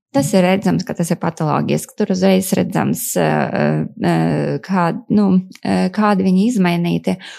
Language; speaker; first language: Latvian; non-native, local second language; Russian